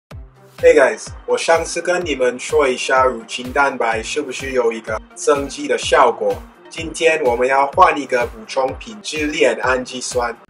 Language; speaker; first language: Chinese; non-native, fluent; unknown